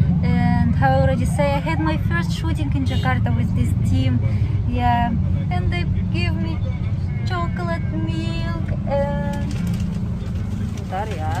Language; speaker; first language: English; non-native, learner; Russian